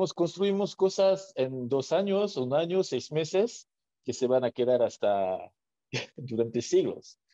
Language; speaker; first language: Spanish; non-native, fluent; French